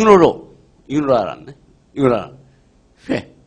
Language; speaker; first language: Portuguese; non-native, learner; Japanese